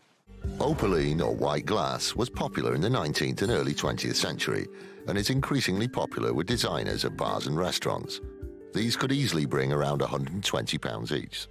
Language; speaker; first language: English; native; English